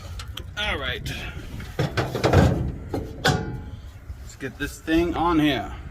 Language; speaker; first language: English; native; English